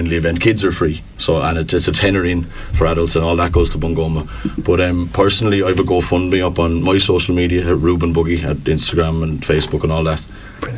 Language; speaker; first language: English; native; English